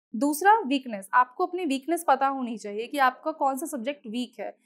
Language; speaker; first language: Hindi; native; Hindi